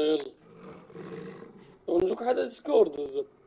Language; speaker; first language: Arabic; native; Arabic